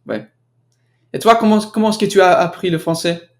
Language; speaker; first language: French; non-native, learner; Spanish